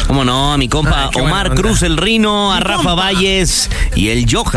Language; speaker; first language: Spanish; native; Spanish